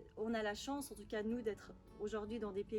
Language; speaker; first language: French; native; French